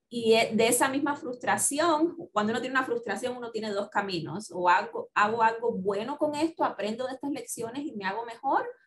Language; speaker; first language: Spanish; native; Spanish